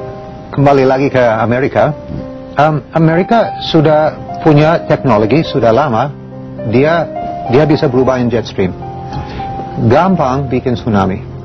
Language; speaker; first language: Indonesian; non-native, learner; English